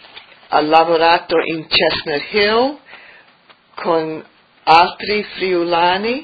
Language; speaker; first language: Italian; early bilingual, heritage; English